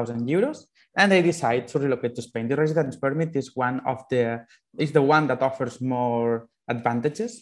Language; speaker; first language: English; non-native, fluent; Spanish